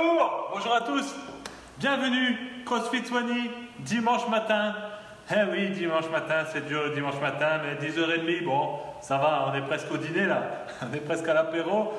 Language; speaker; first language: French; native; French